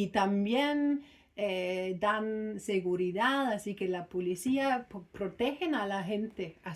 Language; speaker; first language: Spanish; non-native, fluent; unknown